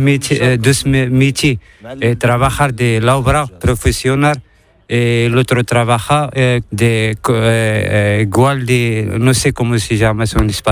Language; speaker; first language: Spanish; non-native, learner; Arabic